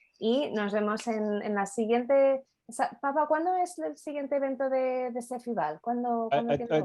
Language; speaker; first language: Spanish; native; Spanish